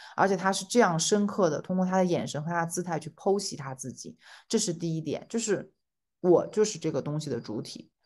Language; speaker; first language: Chinese; native; Chinese